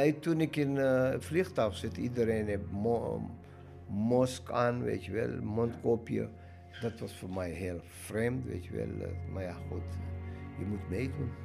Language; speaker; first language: Dutch; non-native, learner; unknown